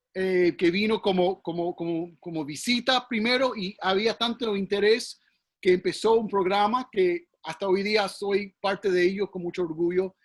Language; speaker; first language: Spanish; early bilingual, heritage; English